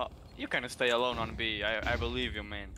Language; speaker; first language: English; non-native, learner; Portuguese